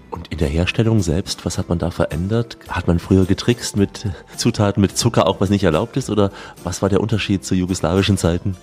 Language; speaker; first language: German; native; German